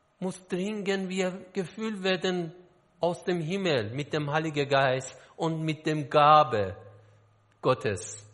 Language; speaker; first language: German; non-native, learner; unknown